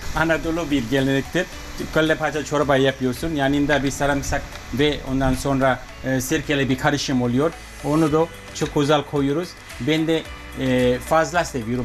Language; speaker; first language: Turkish; non-native, learner; English